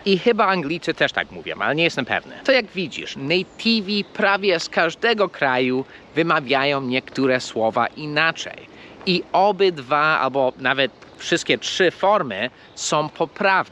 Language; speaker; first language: Polish; non-native, fluent; English